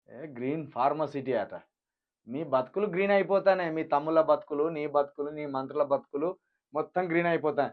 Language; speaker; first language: Telugu; native; Telugu